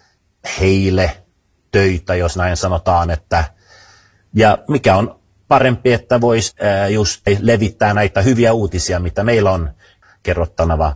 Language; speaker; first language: Finnish; early bilingual, other home language; Swedish